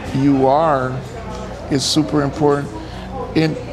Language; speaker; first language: English; early bilingual, other home language; Spanish